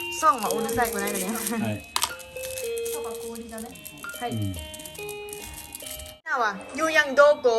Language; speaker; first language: Japanese; non-native, learner; Thai